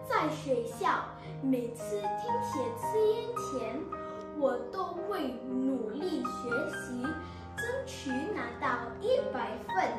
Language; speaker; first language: Chinese; early bilingual, heritage; Chinese